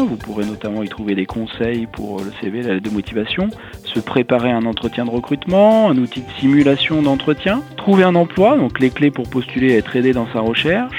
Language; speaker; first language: French; native; French